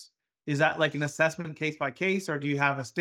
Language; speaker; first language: English; native; English